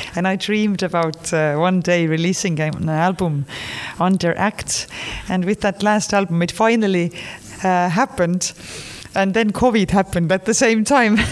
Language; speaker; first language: English; non-native, fluent; Estonian